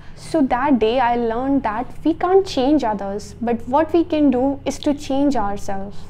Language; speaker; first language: English; non-native, local second language; Punjabi